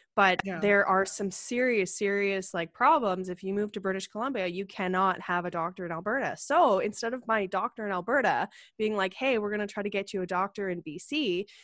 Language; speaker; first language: English; native; English